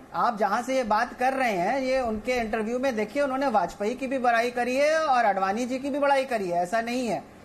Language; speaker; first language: Hindi; native; Hindi